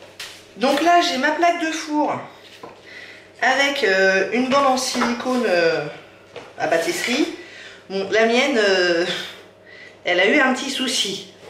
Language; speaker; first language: French; native; French